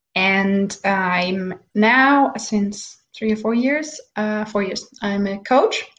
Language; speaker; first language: English; non-native, fluent; German